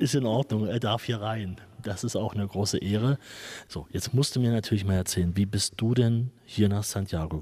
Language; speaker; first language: German; native; German